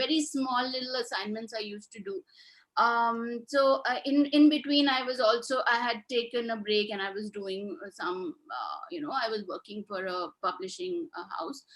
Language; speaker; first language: English; non-native, local second language; Hindi